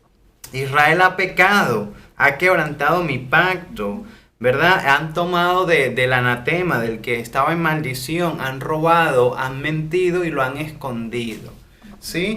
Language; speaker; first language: Spanish; native; Spanish